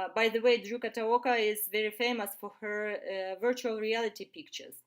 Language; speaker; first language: English; non-native, fluent; Ukrainian